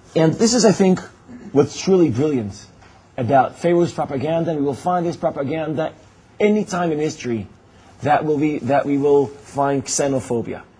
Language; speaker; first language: English; non-native, fluent; Hebrew